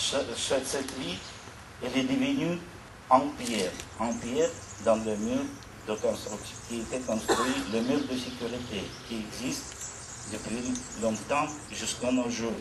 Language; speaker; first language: French; non-native, learner; Russian